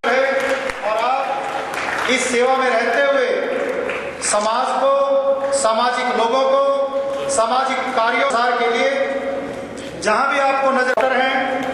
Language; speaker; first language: Hindi; native; Hindi